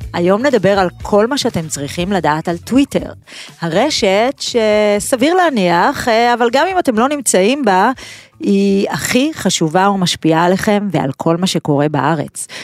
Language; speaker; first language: Hebrew; native; Hebrew